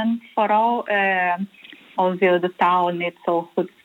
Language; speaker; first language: Dutch; non-native, learner; Portuguese